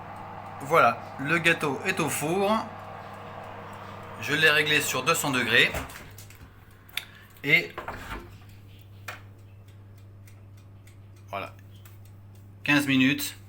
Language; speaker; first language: French; native; French